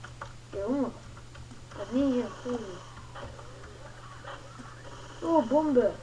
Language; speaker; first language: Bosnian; early bilingual, heritage; Bosnian